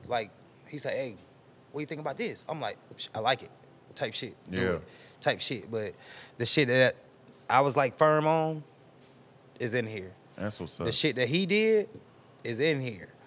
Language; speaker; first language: English; native; English